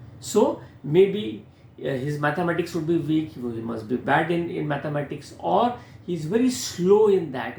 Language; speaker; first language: English; non-native, local second language; Hindi